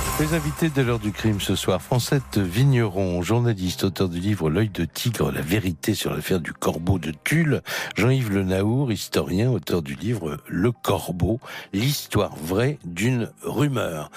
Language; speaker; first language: French; native; French